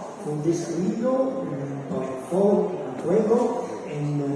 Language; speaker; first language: Spanish; non-native, learner; Italian